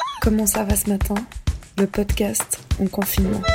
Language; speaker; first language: French; native; French